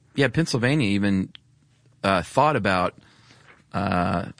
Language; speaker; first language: English; native; English